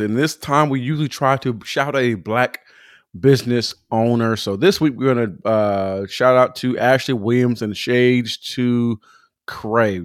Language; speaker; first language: English; native; English